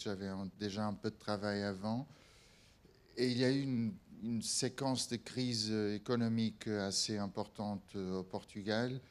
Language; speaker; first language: French; non-native, fluent; Portuguese